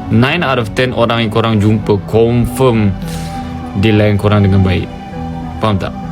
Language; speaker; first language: Malay; native; Malay